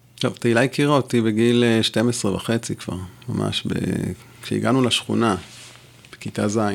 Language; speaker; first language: Hebrew; non-native, local second language; French